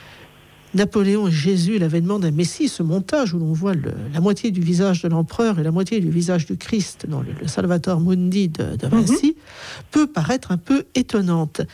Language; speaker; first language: French; native; French